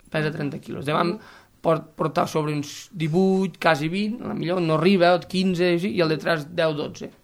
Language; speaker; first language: Catalan; native; Catalan